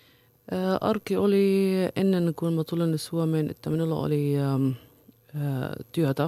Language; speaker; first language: Finnish; non-native, fluent; Arabic